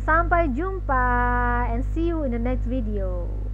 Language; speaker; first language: English; non-native, learner; Indonesian